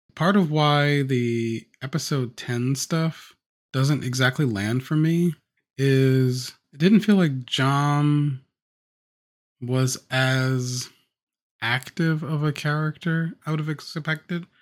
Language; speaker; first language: English; native; English